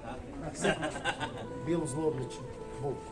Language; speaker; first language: Russian; non-native, learner; Arabic